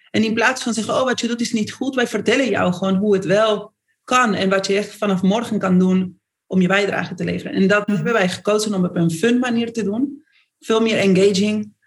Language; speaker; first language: Dutch; non-native, fluent; Spanish